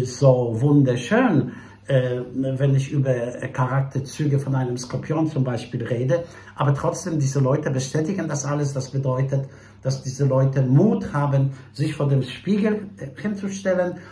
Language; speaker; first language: German; non-native, fluent; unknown